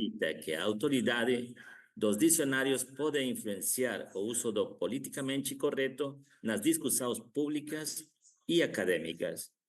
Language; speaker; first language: Portuguese; non-native, learner; Spanish